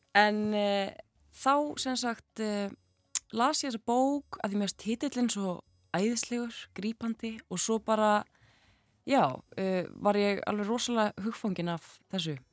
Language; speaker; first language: Icelandic; native; Icelandic